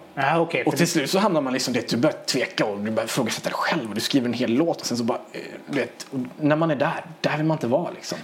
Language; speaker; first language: Swedish; early bilingual, other home language; Persian